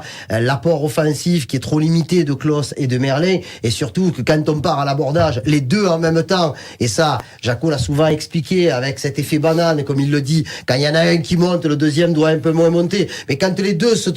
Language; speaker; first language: French; native; French